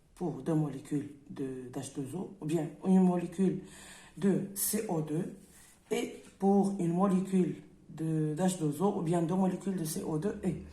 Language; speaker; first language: French; non-native, local second language; Arabic